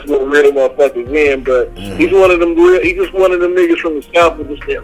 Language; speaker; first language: English; native; English